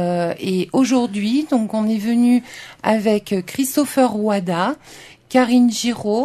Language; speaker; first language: French; native; French